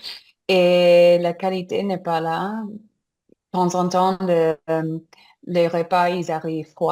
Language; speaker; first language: French; non-native, learner; English